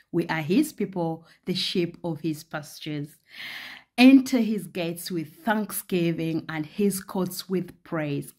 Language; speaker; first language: English; non-native, local second language; Ganda